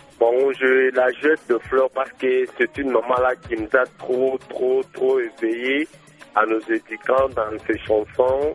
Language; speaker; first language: French; non-native, local second language; Luba-Lulua